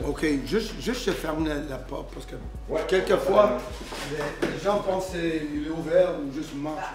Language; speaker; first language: French; non-native, local second language; English